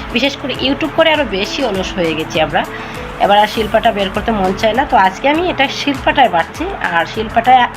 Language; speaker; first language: Bangla; native; Bangla